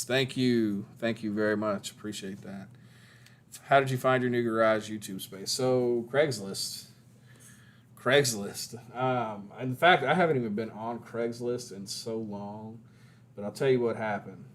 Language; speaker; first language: English; native; English